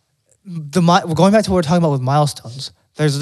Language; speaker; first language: English; non-native, local second language; Filipino